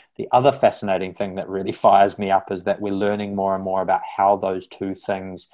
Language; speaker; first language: English; native; English